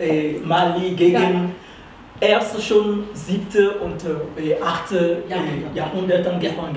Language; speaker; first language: German; non-native, fluent; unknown